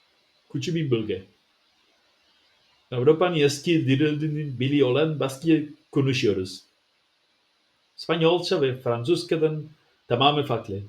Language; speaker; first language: Turkish; non-native, learner; Basque